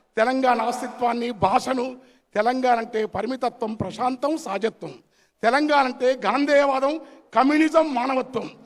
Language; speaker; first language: Telugu; native; Telugu